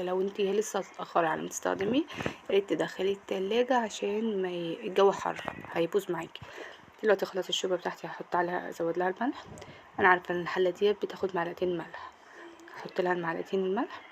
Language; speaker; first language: Arabic; native; Arabic